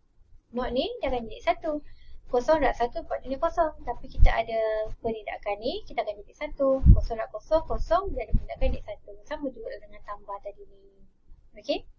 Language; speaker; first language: Malay; native; Malay